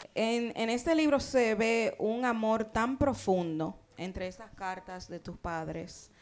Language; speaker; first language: Spanish; early bilingual, heritage; Spanish